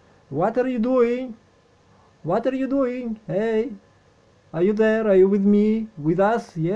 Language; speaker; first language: English; non-native, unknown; Russian